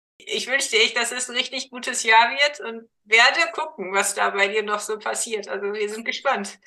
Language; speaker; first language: German; native; German